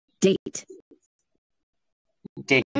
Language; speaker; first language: English; non-native, learner; Russian